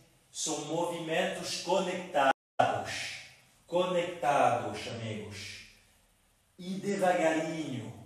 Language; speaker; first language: Portuguese; non-native, fluent; French